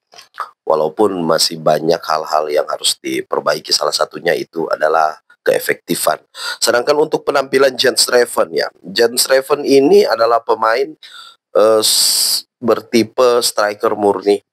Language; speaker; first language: Indonesian; native; Indonesian